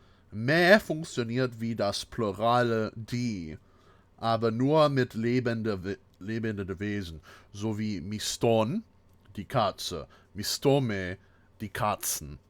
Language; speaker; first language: German; non-native, fluent; English